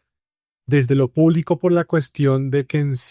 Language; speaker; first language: Spanish; native; Spanish